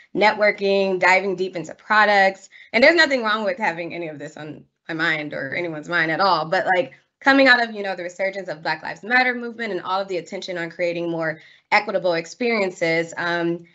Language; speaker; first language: English; native; English